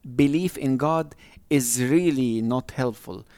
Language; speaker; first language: English; non-native, fluent; Arabic